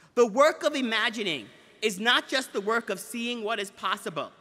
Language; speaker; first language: English; native; English